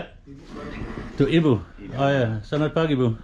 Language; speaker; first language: Indonesian; non-native, learner; English